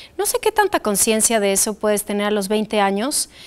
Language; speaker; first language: Spanish; early bilingual, other home language; Polish